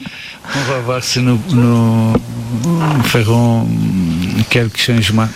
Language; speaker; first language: French; non-native, learner; Portuguese